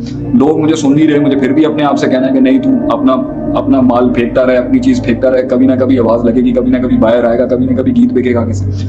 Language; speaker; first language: Urdu; non-native, local second language; Punjabi